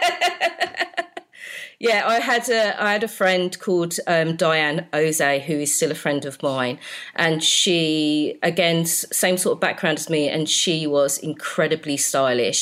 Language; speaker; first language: English; native; English